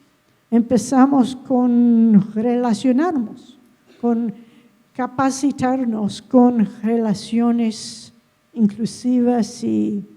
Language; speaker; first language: Spanish; non-native, fluent; English